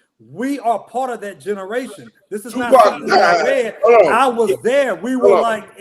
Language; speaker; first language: English; native; English